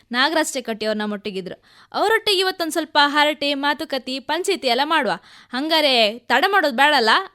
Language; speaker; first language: Kannada; native; Kannada